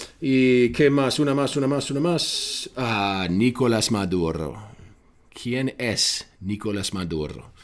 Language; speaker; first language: Spanish; non-native, fluent; English